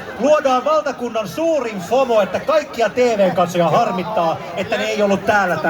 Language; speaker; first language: Finnish; native; Finnish